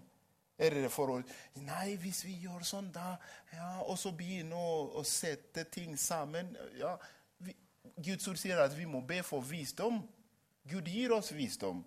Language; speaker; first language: Swedish; non-native, fluent; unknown